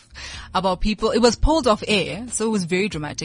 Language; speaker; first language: English; non-native, local second language; Southern Sotho